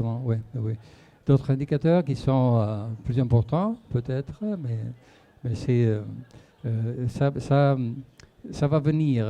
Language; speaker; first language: French; non-native, fluent; Spanish